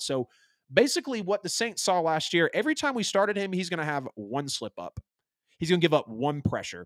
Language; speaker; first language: English; native; English